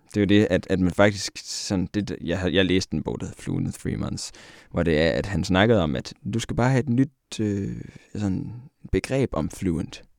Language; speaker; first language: Danish; native; Danish